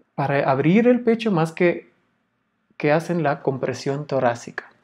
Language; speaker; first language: Spanish; non-native, fluent; Russian